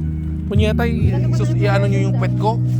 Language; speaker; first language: Filipino; native; Filipino